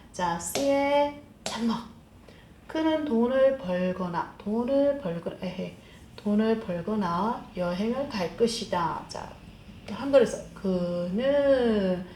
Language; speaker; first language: Korean; native; Korean